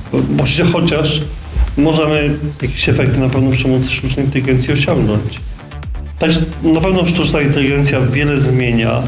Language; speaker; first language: Polish; native; Polish